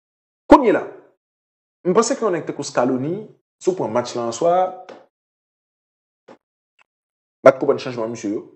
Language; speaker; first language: French; non-native, local second language; Haitian Creole